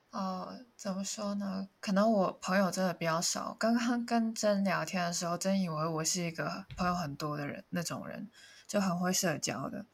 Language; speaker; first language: Chinese; non-native, local second language; Cantonese